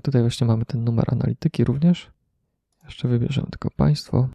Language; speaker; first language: Polish; native; Polish